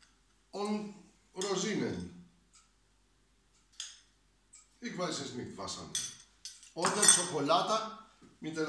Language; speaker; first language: German; non-native, learner; Greek